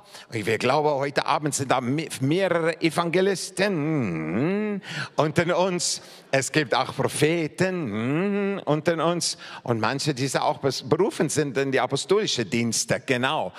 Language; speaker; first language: German; non-native, fluent; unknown